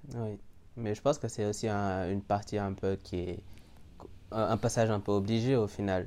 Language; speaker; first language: French; native; French